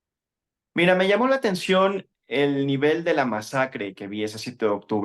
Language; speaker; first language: Spanish; native; Spanish